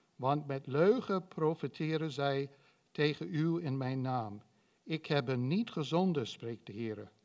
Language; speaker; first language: Dutch; non-native, fluent; English